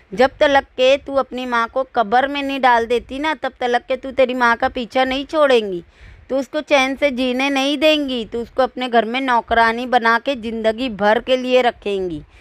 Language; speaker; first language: Hindi; native; Hindi